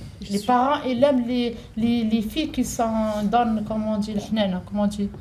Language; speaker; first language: French; non-native, learner; Arabic